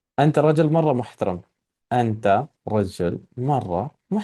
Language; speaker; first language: Arabic; non-native, fluent; Urdu